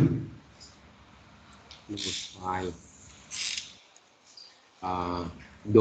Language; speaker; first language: English; non-native, learner; Vietnamese